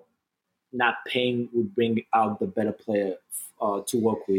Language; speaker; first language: English; non-native, local second language; Ganda